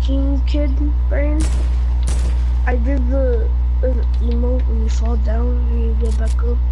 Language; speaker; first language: English; native; English